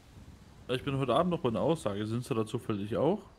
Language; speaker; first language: German; native; German